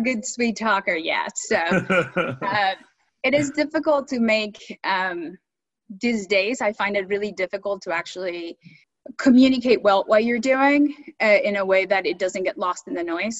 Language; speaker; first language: English; early bilingual, other home language; Spanish